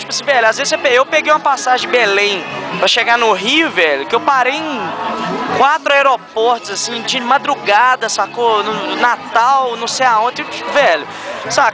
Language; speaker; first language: Portuguese; native; Portuguese